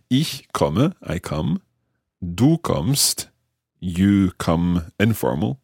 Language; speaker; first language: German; non-native, learner; English